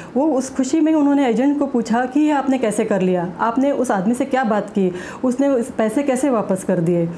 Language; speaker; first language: Hindi; non-native, local second language; Marathi